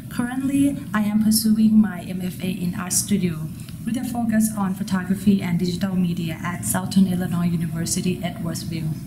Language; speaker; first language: English; non-native, fluent; Thai